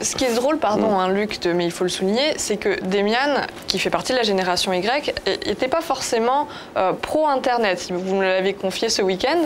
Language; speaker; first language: French; native; French